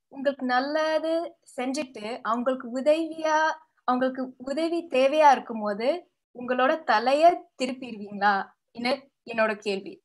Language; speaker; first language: Tamil; early bilingual, heritage; Tamil